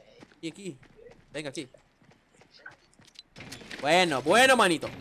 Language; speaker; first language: Spanish; non-native, learner; Portuguese